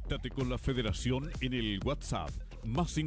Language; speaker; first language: Spanish; native; Spanish